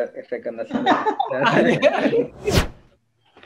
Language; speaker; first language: Spanish; non-native, fluent; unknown